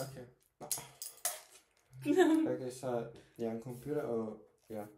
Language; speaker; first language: Danish; non-native, learner; Turkish